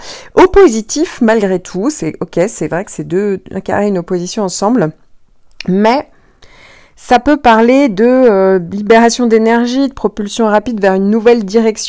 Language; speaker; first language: French; native; French